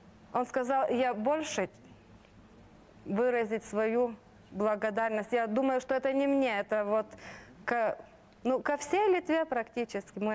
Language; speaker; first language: Russian; non-native, local second language; Lithuanian